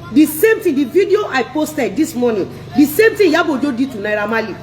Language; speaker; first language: English; non-native, local second language; Yoruba